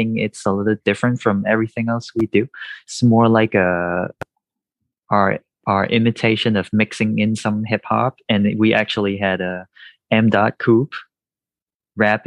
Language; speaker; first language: English; non-native, local second language; Cantonese